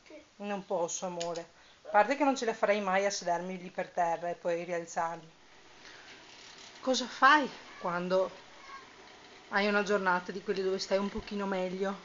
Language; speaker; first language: Italian; native; Italian